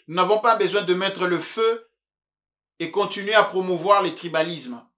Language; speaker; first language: French; non-native, local second language; Luba-Lulua